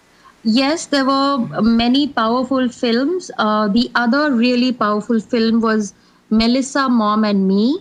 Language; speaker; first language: English; non-native, local second language; Hindi